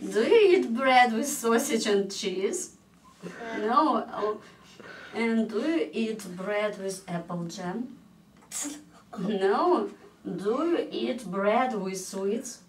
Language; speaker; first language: English; non-native, fluent; Russian